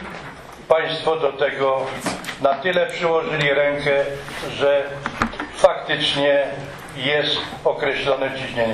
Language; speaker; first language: Polish; native; Polish